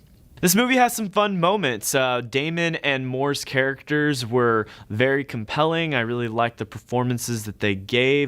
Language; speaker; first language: English; native; English